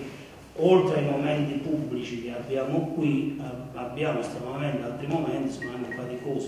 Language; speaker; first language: Italian; native; Italian